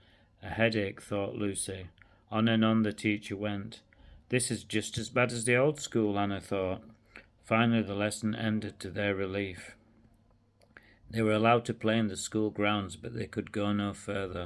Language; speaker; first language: English; native; English